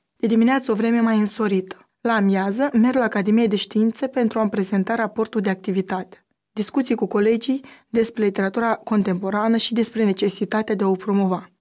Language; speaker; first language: Romanian; native; Romanian